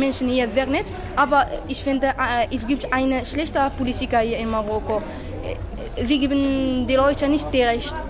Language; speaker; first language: German; non-native, learner; Arabic